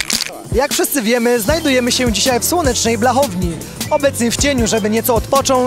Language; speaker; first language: Polish; native; Polish